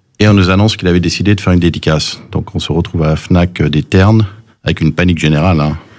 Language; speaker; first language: French; early bilingual, other home language; English